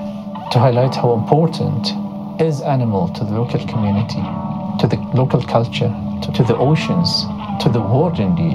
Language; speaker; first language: English; non-native, fluent; Arabic